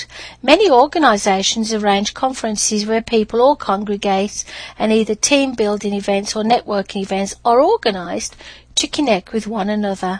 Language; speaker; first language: English; native; English